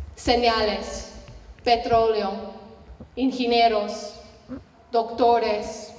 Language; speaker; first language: Spanish; non-native, learner; English